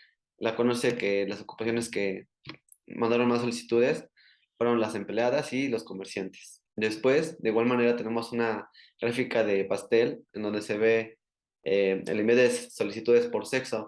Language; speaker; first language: Spanish; native; Spanish